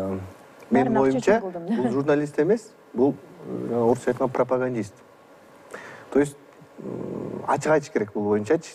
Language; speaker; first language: Kyrgyz; native; Kyrgyz